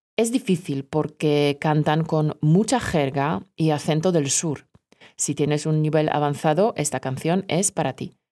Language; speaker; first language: Spanish; non-native, fluent; Polish